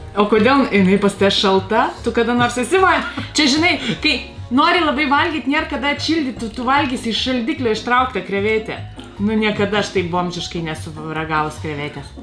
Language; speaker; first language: Lithuanian; native; Lithuanian